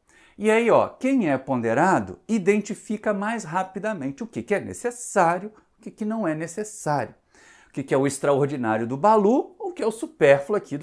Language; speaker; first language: Portuguese; native; Portuguese